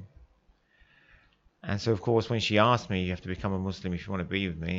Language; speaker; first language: English; native; English